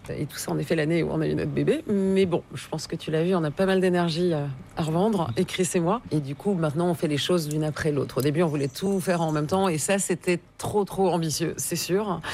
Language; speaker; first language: French; native; French